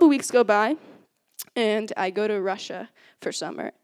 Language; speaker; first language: English; native; English